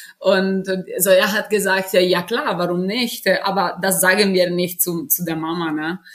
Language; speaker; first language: German; non-native, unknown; Italian